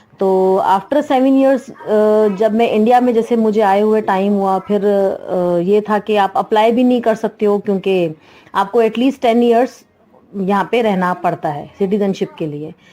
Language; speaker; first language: Urdu; non-native, local second language; Sindhi